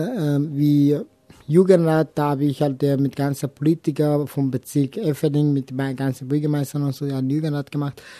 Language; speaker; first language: German; non-native, local second language; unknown